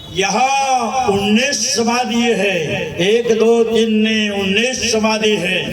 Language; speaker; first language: Hindi; non-native, local second language; Gujarati